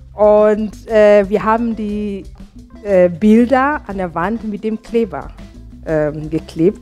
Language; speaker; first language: German; non-native, fluent; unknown